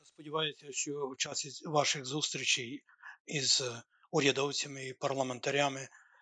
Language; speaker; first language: Ukrainian; native; Ukrainian